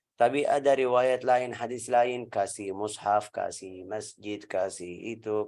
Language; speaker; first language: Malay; non-native, learner; Arabic